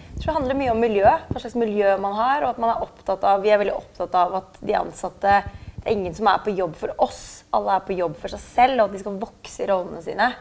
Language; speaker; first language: Norwegian; early bilingual, other home language; German